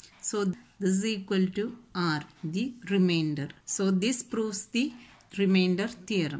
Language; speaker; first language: English; non-native, local second language; Malayalam